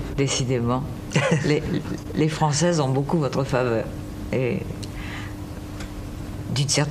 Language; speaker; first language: French; native; French